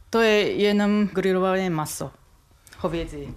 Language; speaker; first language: Czech; non-native, fluent; Japanese